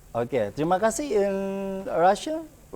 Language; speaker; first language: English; non-native, learner; Indonesian